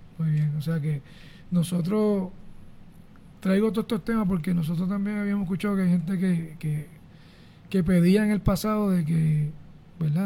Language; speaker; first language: Spanish; native; Spanish